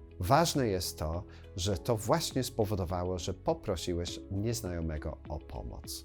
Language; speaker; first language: Polish; non-native, fluent; English